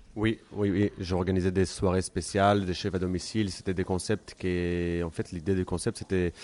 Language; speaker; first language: French; non-native, fluent; Hebrew